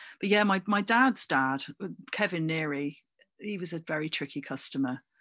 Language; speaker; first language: English; native; English